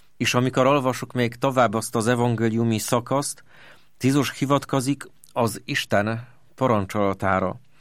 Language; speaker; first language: Hungarian; non-native, fluent; Polish